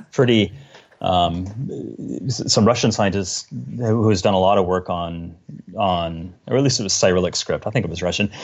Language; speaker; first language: English; native; English